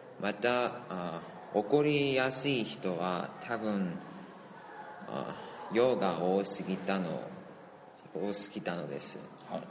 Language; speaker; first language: Japanese; non-native, learner; Chinese